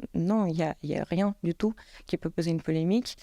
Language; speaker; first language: French; non-native, fluent; Russian